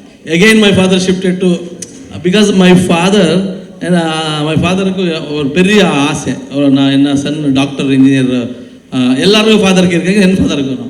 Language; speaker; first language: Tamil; non-native, learner; Kannada